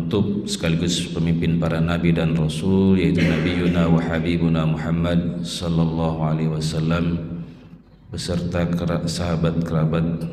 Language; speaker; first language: Indonesian; native; Indonesian